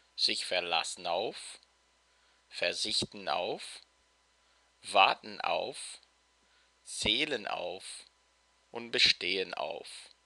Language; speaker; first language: German; non-native, fluent; English